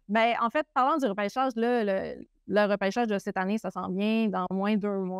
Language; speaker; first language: French; native; French